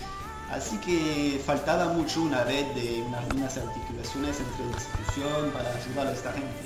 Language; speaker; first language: Spanish; non-native, fluent; French